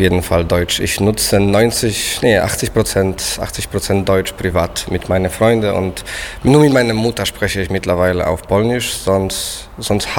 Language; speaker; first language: German; non-native, fluent; Polish